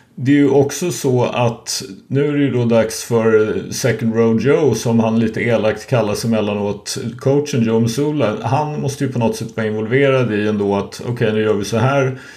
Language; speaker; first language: Swedish; native; Swedish